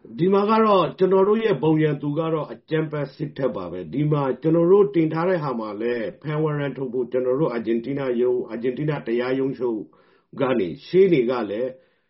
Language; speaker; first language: Burmese; non-native, local second language; Rohingya